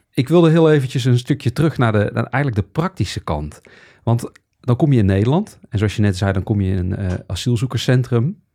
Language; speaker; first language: Dutch; native; Dutch